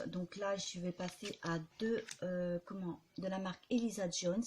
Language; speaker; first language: French; native; French